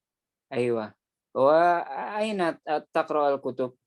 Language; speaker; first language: Arabic; non-native, fluent; Indonesian